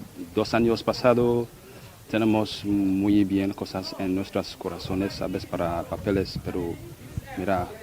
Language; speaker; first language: Spanish; non-native, learner; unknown